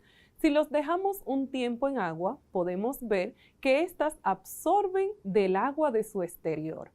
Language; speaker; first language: Spanish; native; Spanish